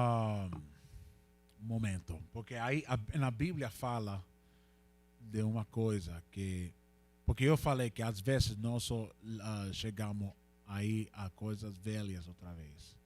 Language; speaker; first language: Portuguese; non-native, learner; Spanish